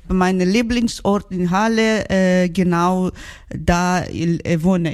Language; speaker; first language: German; non-native, learner; Ukrainian